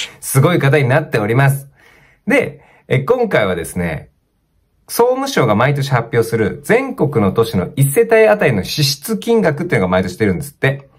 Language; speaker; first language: Japanese; native; Japanese